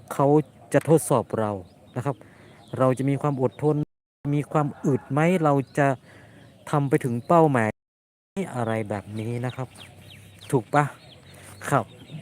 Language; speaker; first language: Thai; native; Thai